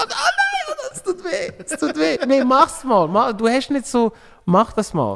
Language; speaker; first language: German; non-native, fluent; Lingala